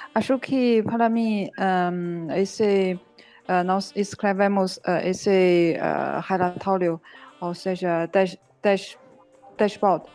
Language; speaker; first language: Portuguese; non-native, learner; Chinese